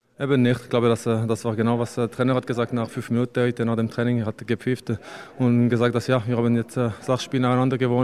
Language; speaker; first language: German; non-native, fluent; French